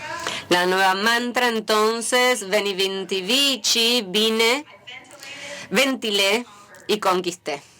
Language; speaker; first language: Spanish; native; Spanish